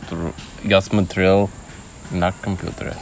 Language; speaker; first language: Russian; non-native, learner; English